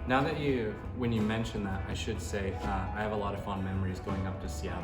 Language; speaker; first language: English; native; English